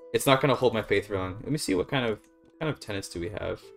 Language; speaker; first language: English; native; English